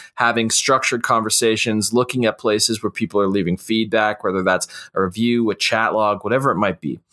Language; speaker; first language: English; native; English